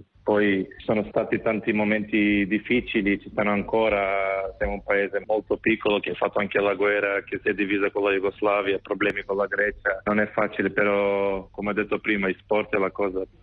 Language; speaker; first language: Italian; non-native, fluent; Macedonian